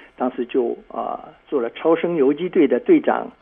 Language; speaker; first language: Chinese; native; Chinese